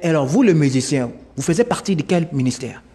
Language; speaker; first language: French; non-native, local second language; Lingala